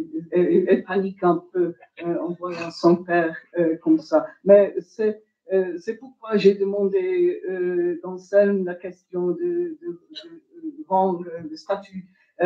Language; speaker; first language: French; non-native, fluent; English